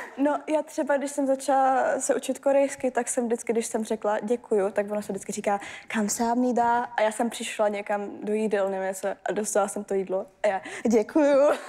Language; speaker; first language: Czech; early bilingual, heritage; German